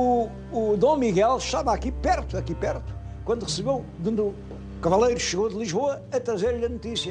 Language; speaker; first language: Portuguese; native; Portuguese